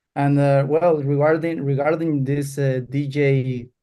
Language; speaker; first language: English; non-native, fluent; Spanish